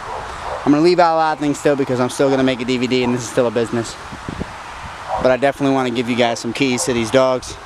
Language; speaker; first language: English; native; English